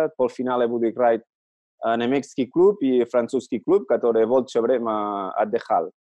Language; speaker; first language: Russian; non-native, learner; Catalan